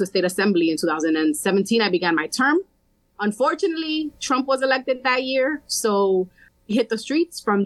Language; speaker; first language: English; early bilingual, other home language; Spanish